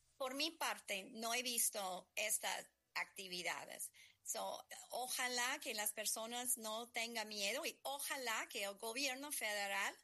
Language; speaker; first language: Spanish; non-native, learner; English